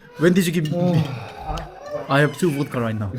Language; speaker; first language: English; non-native, learner; Korean